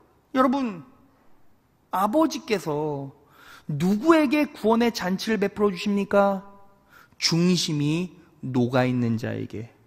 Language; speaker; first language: Korean; native; Korean